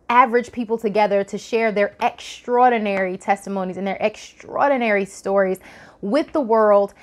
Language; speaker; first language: English; native; English